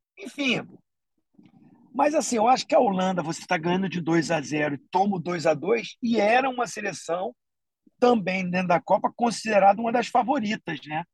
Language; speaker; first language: Portuguese; native; Portuguese